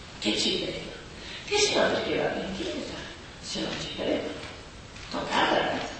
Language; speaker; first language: Italian; native; Italian